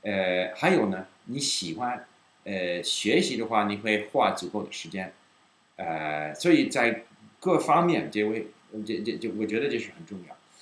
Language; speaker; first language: Chinese; non-native, fluent; English